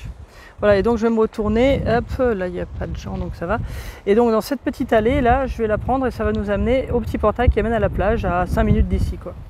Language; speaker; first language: French; native; French